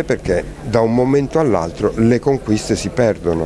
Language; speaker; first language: Italian; native; Italian